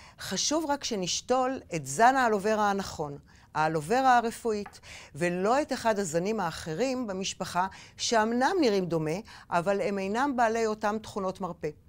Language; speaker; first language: Hebrew; native; Hebrew